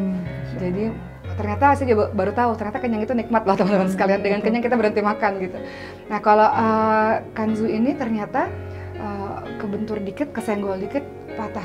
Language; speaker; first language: Indonesian; native; Indonesian